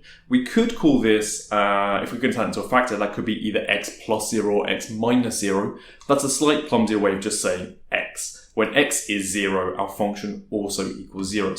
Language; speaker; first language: English; native; English